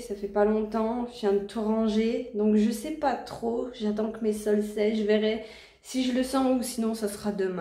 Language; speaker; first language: French; native; French